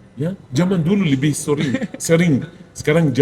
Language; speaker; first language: Indonesian; non-native, fluent; Arabic